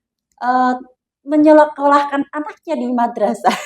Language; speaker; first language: Indonesian; non-native, local second language; Javanese